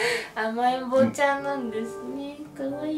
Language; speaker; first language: Japanese; native; Japanese